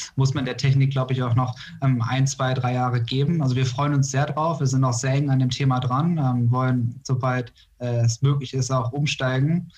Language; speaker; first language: German; native; German